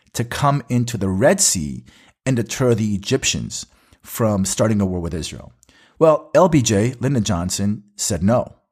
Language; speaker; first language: English; early bilingual, other home language; Hebrew